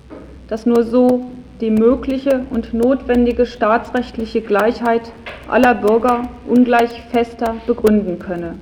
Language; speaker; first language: German; native; German